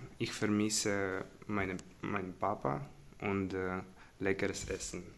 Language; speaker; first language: German; non-native, learner; Ukrainian